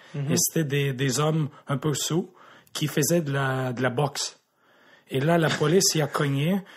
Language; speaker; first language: French; native; French